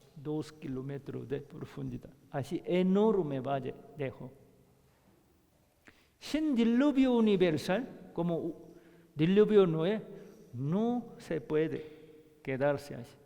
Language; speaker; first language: Spanish; non-native, learner; Korean